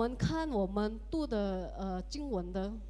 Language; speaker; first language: Chinese; early bilingual, heritage; Indonesian